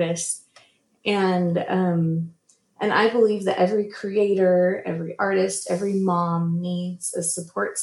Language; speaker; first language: English; native; English